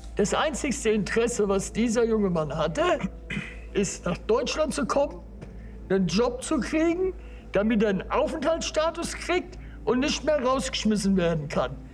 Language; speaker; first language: German; native; German